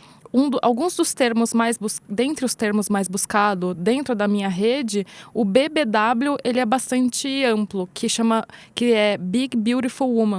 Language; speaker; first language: Portuguese; native; Portuguese